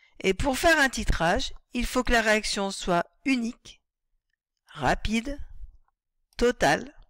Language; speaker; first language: French; native; French